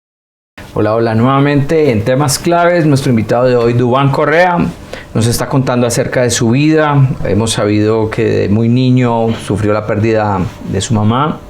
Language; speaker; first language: Spanish; native; Spanish